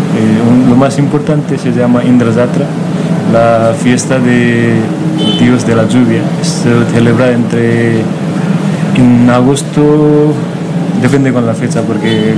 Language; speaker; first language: Spanish; non-native, learner; Nepali